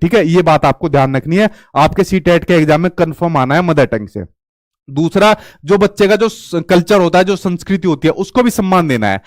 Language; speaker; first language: Hindi; native; Hindi